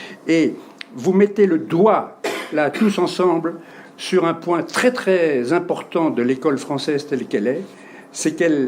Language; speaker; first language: French; native; French